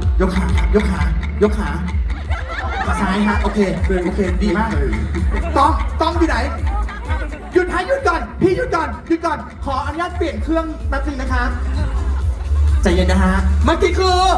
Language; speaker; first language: Thai; native; Thai